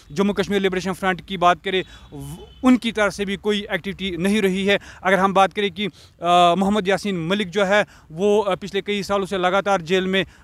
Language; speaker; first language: Hindi; non-native, local second language; Kashmiri